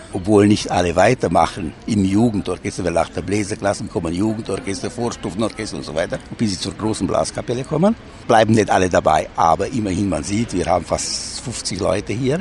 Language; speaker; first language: German; native; German